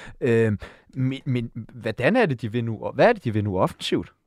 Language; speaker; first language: Danish; native; Danish